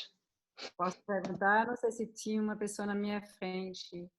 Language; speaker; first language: Portuguese; non-native, fluent; German